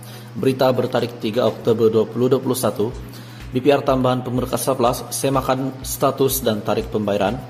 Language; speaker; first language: Malay; native; Malay